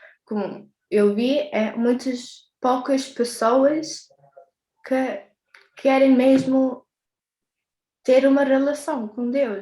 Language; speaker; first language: Portuguese; early bilingual, heritage; English